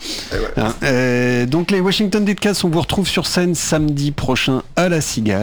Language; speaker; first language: French; native; French